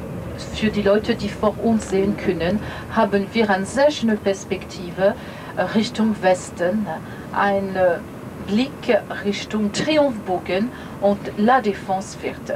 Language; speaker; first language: German; non-native, fluent; French